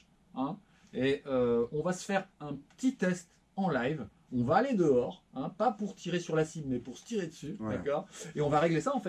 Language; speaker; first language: French; native; French